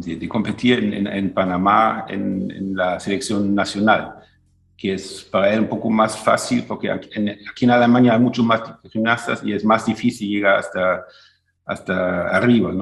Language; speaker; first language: Spanish; non-native, fluent; German